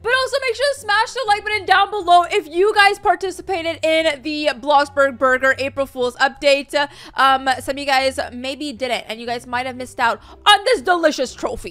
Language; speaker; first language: English; native; English